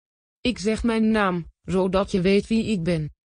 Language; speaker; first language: Dutch; non-native, learner; English